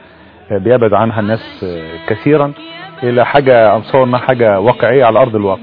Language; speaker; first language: Arabic; native; Arabic